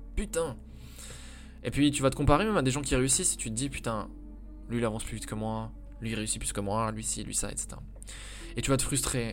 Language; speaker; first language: French; native; French